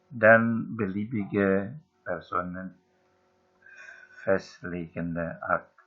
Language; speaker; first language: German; non-native, fluent; Indonesian